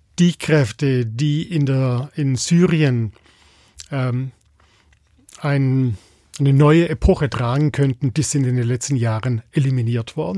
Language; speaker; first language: German; native; German